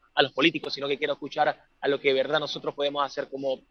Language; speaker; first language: Spanish; native; Spanish